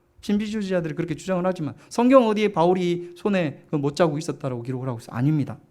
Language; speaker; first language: Korean; native; Korean